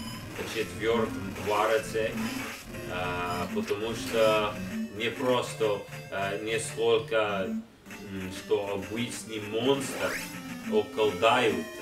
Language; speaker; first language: Russian; non-native, learner; English